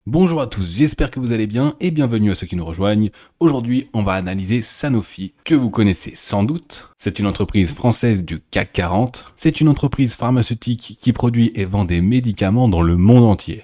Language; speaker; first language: French; native; French